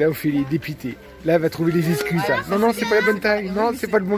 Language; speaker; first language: French; native; French